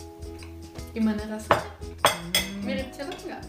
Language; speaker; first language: Indonesian; non-native, fluent; German